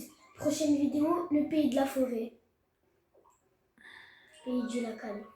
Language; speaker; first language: French; native; French